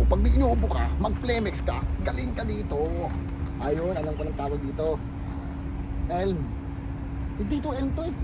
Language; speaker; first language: Filipino; native; Filipino